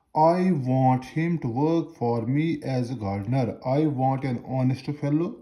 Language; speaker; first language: English; non-native, local second language; Urdu